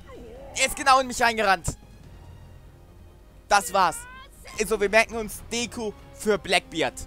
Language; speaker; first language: German; native; German